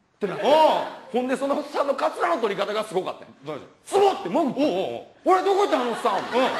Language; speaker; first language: Japanese; native; Japanese